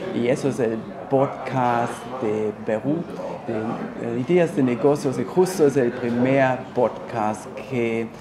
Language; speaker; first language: Spanish; non-native, fluent; German